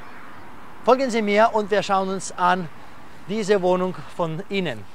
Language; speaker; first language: German; non-native, fluent; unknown